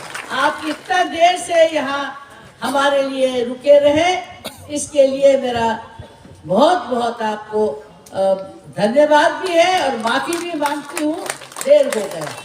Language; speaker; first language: Hindi; non-native, local second language; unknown